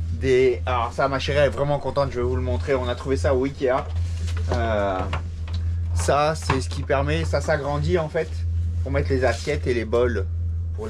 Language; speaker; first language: French; native; French